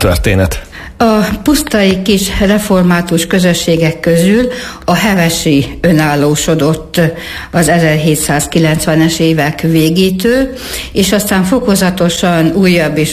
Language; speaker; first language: Hungarian; native; Hungarian